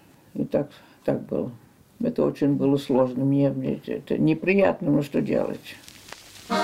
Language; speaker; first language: Russian; early bilingual, heritage; French